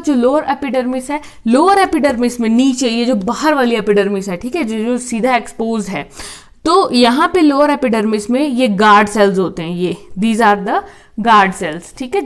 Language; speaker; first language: Hindi; native; Hindi